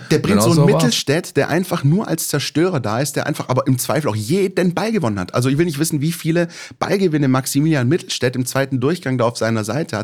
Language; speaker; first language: German; native; German